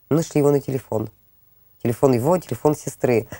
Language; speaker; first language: Russian; native; Russian